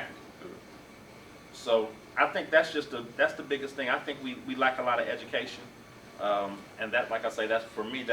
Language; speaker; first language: English; native; English